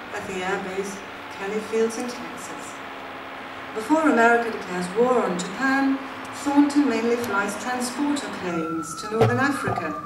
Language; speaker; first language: English; non-native, fluent; Dutch